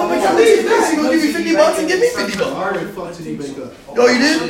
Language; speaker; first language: English; native; English